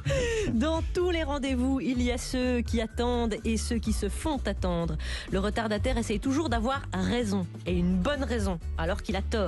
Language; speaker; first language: French; native; French